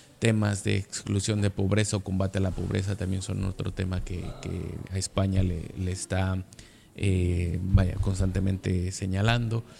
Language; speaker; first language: Spanish; native; Spanish